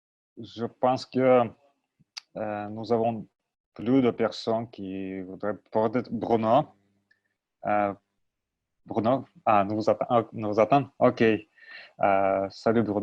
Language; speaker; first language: French; non-native, learner; Russian